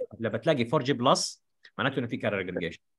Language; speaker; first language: Arabic; native; Arabic